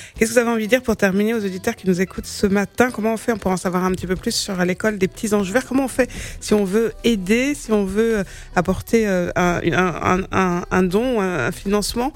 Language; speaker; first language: French; native; French